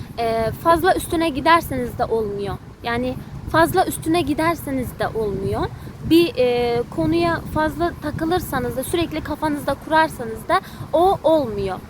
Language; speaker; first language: Turkish; early bilingual, heritage; Uzbek